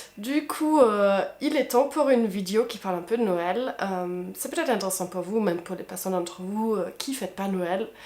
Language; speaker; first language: French; non-native, fluent; German